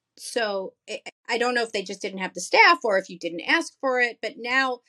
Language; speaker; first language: English; native; English